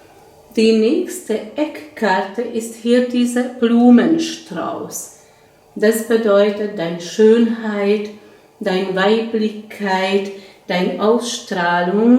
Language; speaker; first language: German; non-native, fluent; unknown